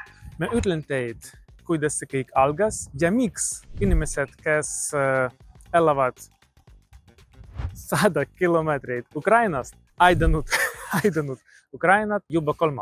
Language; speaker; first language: Estonian; non-native, learner; Ukrainian